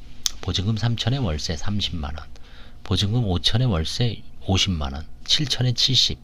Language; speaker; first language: Korean; native; Korean